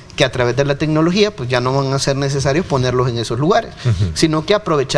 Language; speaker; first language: Spanish; native; Spanish